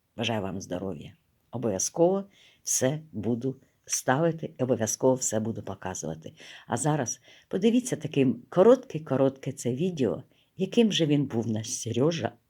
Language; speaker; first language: Ukrainian; native; Ukrainian